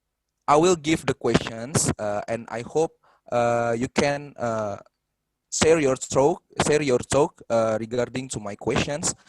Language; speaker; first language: English; non-native, fluent; Indonesian